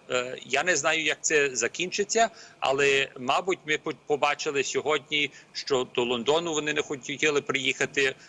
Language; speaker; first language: Ukrainian; early bilingual, heritage; Ukrainian